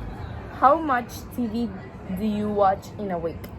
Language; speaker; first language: English; non-native, learner; Spanish